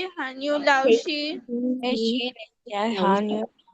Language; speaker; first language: Chinese; non-native, learner; Bangla